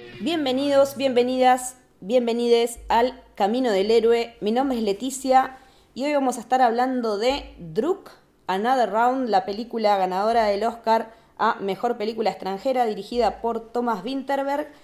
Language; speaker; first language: Spanish; native; Spanish